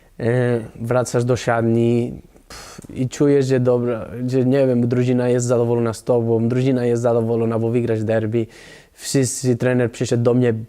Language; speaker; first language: Polish; non-native, learner; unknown